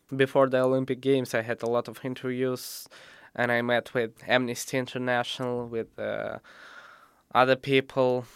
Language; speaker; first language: English; non-native, fluent; Russian